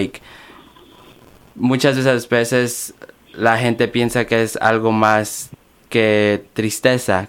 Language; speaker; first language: Spanish; early bilingual, other home language; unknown